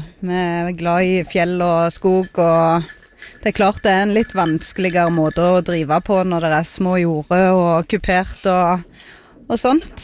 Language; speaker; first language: Norwegian; native; Norwegian